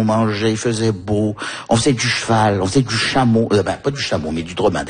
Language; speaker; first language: French; early bilingual, heritage; French